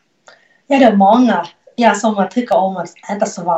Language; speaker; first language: Swedish; non-native, learner; Thai